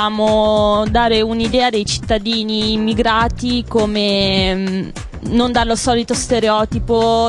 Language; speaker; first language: Italian; native; Italian